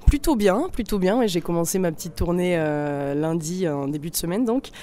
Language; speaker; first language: French; native; French